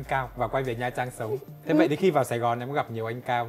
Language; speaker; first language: Vietnamese; native; Vietnamese